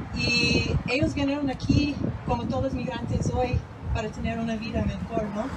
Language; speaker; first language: Spanish; non-native, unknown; English